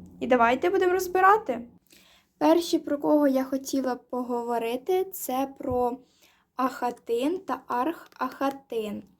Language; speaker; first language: Ukrainian; non-native, local second language; Russian